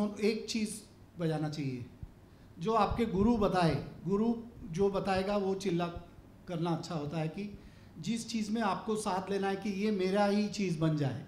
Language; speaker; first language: Hindi; native; Hindi